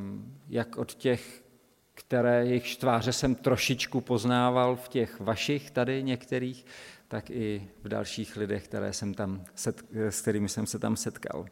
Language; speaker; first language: Czech; native; Czech